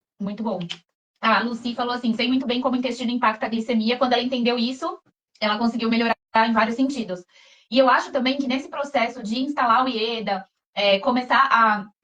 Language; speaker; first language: Portuguese; native; Portuguese